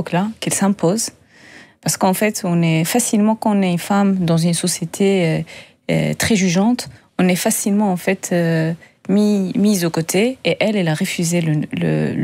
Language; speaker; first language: French; non-native, local second language; Tachelhit